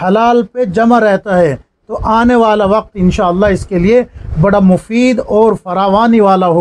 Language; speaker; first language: Urdu; native; Urdu